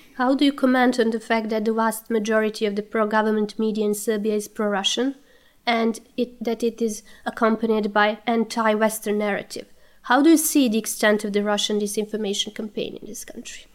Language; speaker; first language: English; non-native, fluent; Serbian